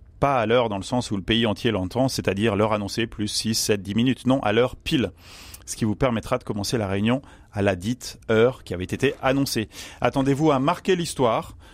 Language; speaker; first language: French; native; French